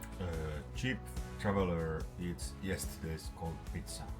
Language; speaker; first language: English; non-native, fluent; Finnish